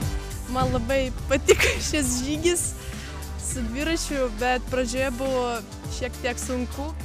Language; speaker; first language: Lithuanian; non-native, local second language; Russian